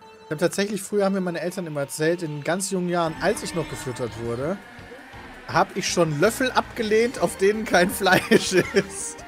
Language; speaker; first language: German; native; German